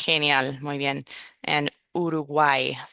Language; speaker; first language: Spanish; non-native, fluent; English